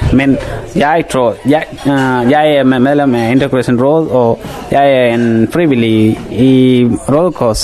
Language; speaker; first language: Danish; non-native, fluent; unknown